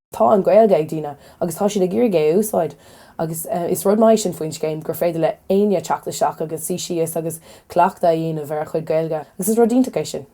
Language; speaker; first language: Irish; non-native, local second language; English